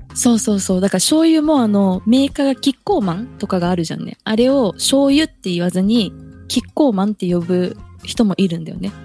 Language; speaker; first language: Japanese; early bilingual, other home language; Portuguese